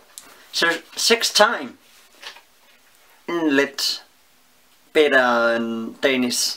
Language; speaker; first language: English; non-native, learner; Danish